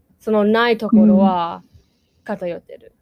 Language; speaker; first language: Japanese; non-native, learner; English